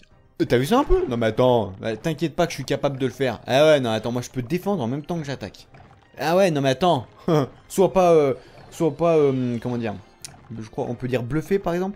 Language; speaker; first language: French; native; French